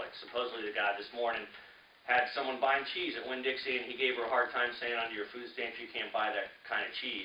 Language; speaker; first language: English; native; English